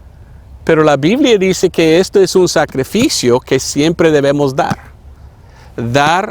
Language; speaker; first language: Spanish; non-native, fluent; English